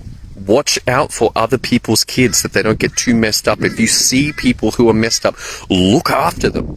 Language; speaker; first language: English; native; English